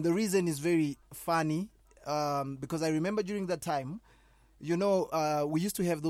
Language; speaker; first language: English; non-native, local second language; Shona